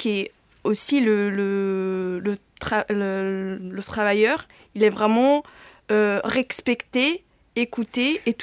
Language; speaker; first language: French; non-native, fluent; Italian